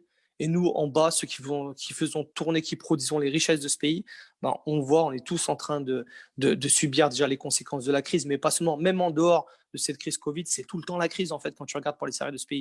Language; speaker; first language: French; native; French